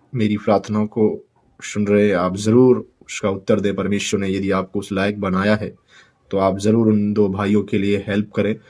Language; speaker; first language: Hindi; native; Hindi